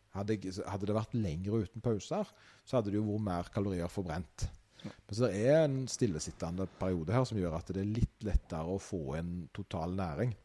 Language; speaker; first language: Norwegian; native; Norwegian